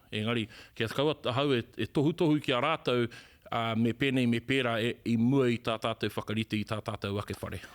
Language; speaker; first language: Māori; native; Māori